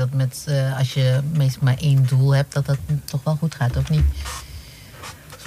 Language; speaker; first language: Dutch; native; Dutch